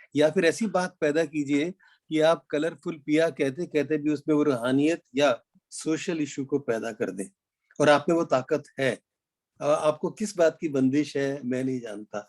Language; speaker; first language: Hindi; native; Hindi